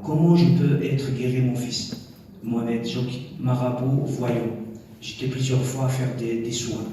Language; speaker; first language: French; non-native, local second language; Kabyle